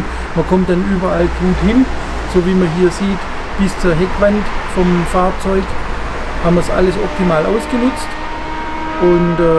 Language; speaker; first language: German; native; German